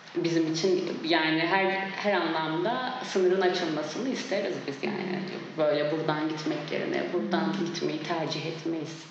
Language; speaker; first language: Turkish; non-native, local second language; Kurdish